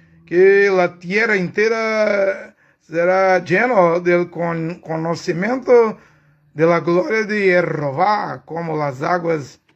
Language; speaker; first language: Spanish; non-native, learner; Portuguese